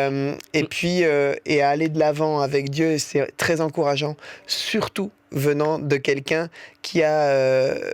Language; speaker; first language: French; native; French